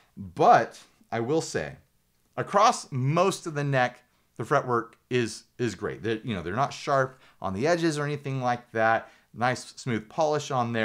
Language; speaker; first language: English; native; English